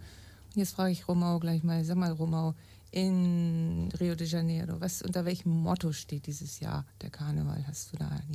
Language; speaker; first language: German; native; German